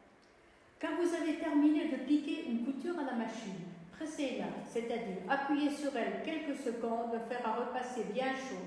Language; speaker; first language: French; native; French